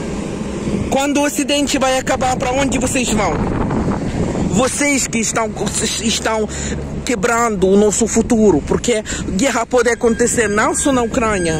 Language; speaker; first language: Portuguese; non-native, fluent; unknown